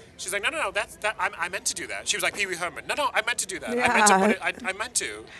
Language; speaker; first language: English; native; English